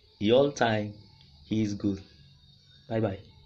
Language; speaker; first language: English; non-native, learner; Spanish